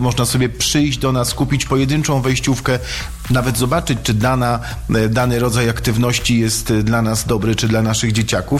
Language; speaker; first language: Polish; native; Polish